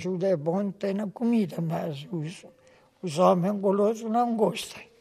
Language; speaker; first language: Portuguese; non-native, local second language; Kabuverdianu